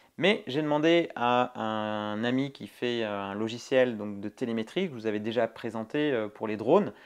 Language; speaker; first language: French; native; French